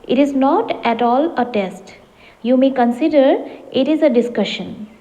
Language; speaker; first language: English; non-native, local second language; Assamese